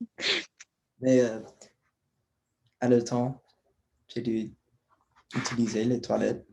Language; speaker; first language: French; non-native, learner; English